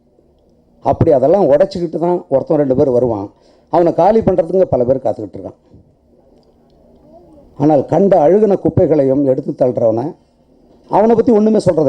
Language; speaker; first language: Tamil; native; Tamil